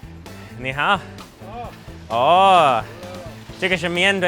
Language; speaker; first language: Chinese; non-native, learner; English